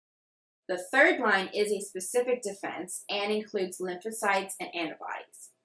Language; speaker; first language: English; native; English